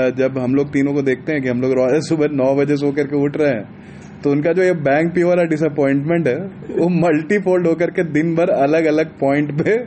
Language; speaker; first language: Hindi; native; Hindi